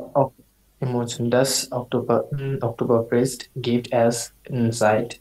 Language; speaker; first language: German; non-native, learner; Bangla